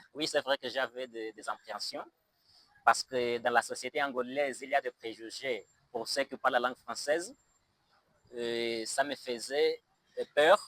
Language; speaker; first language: French; non-native, fluent; Portuguese